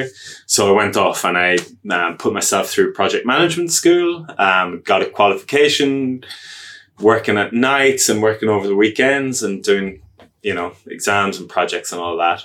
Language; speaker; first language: English; native; English